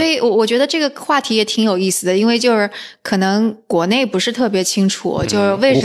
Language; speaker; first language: Chinese; native; Chinese